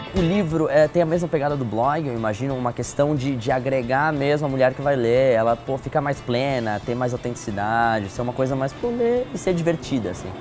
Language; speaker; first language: Portuguese; native; Portuguese